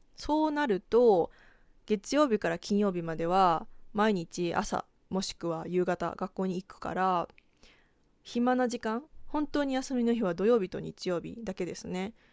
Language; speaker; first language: Japanese; native; Japanese